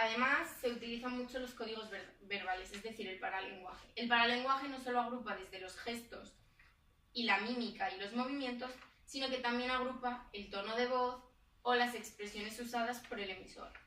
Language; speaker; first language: Spanish; native; Spanish